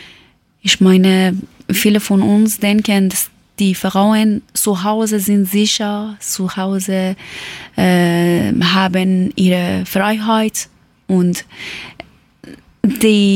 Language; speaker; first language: German; non-native, learner; Persian